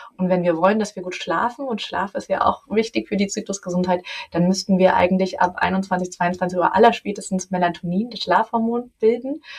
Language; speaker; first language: German; native; German